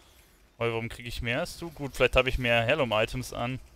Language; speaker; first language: German; native; German